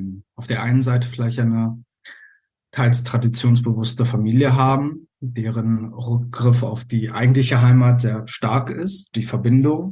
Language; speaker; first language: German; early bilingual, other home language; Armenian